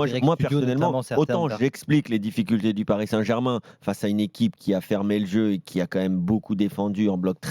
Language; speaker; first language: French; native; French